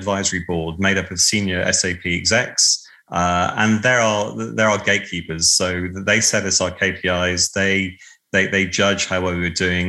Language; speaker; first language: English; native; English